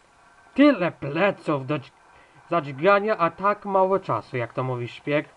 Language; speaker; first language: Polish; native; Polish